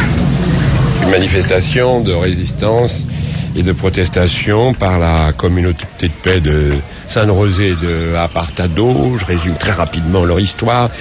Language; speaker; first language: French; native; French